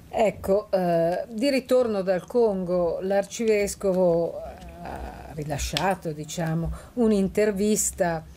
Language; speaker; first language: Italian; native; Italian